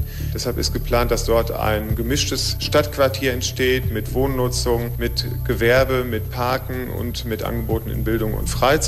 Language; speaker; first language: German; native; German